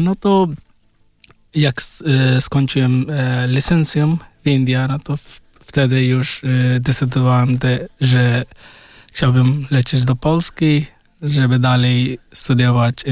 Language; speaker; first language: Polish; non-native, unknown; Hindi